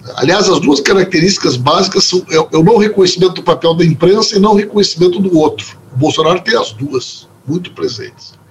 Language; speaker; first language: Portuguese; native; Portuguese